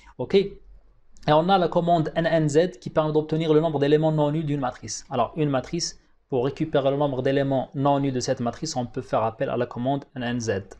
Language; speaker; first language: French; non-native, local second language; Arabic